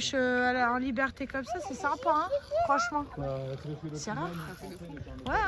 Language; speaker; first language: French; native; French